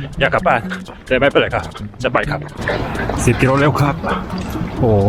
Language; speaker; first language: Thai; non-native, learner; Korean